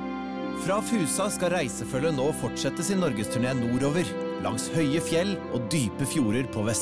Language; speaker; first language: Norwegian; native; Norwegian